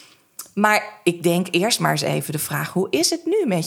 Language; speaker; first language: Dutch; native; Dutch